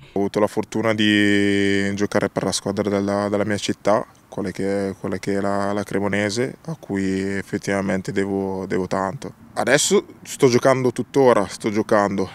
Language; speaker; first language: Italian; early bilingual, other home language; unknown